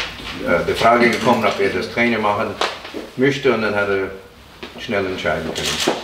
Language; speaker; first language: German; non-native, fluent; English